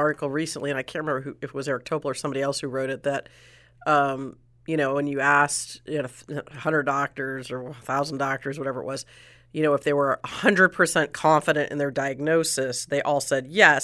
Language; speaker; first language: English; native; English